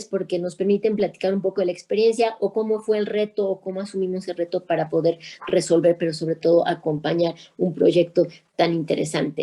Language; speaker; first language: Spanish; native; Spanish